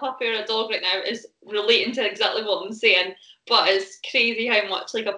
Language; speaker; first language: English; native; English